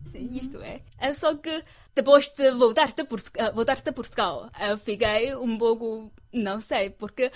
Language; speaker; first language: Portuguese; non-native, fluent; Chinese